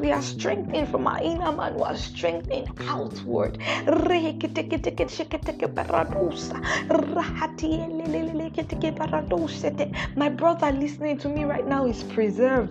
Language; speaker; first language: English; non-native, local second language; Yoruba